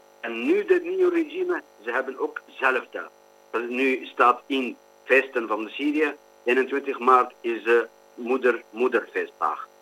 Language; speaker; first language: Dutch; non-native, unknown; Kurdish